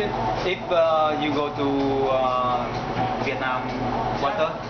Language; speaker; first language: English; non-native, learner; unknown